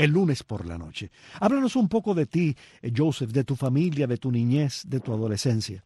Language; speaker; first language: Spanish; native; Spanish